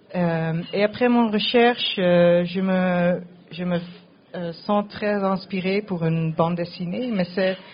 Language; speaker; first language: French; non-native, fluent; Dutch